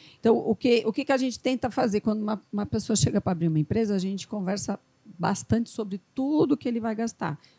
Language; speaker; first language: Portuguese; early bilingual, other home language; Spanish